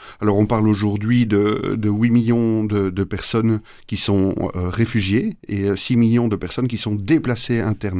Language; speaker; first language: French; native; French